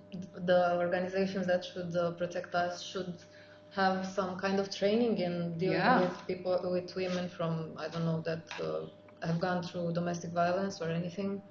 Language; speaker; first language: English; non-native, fluent; Romanian